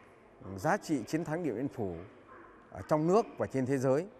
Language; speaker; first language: Vietnamese; native; Vietnamese